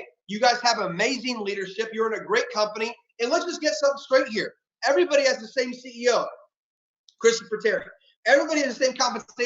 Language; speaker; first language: English; native; English